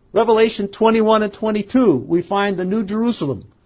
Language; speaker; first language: English; native; English